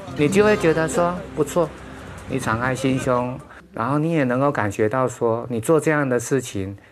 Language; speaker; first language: Chinese; native; Chinese